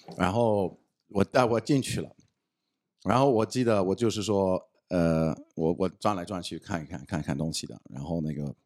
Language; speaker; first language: Chinese; non-native, fluent; English